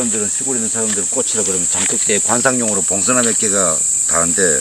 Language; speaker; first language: Korean; native; Korean